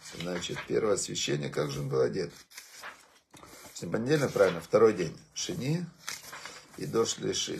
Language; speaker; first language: Russian; native; Russian